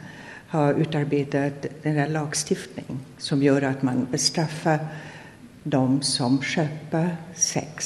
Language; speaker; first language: Swedish; non-native, fluent; German